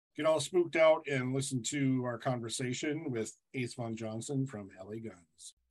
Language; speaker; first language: English; native; English